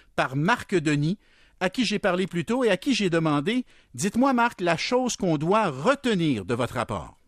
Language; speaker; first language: French; native; French